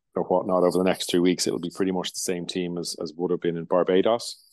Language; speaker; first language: English; native; English